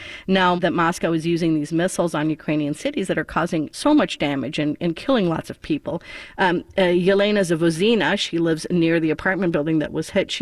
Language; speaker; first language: English; early bilingual, other home language; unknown